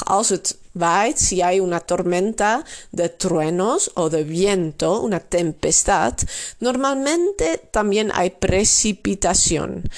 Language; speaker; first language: Spanish; non-native, fluent; Dutch